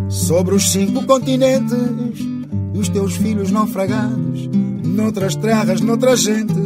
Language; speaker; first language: Portuguese; non-native, local second language; Kabuverdianu